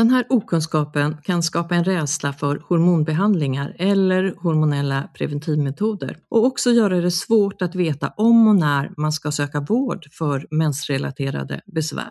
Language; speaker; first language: Swedish; native; Swedish